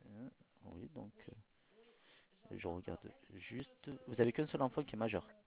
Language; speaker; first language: French; native; French